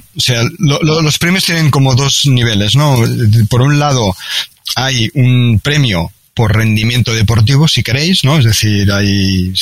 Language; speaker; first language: Spanish; native; Spanish